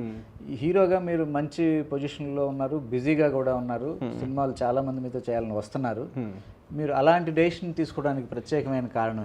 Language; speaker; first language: Telugu; native; Telugu